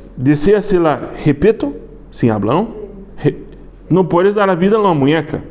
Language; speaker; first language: Spanish; non-native, learner; Portuguese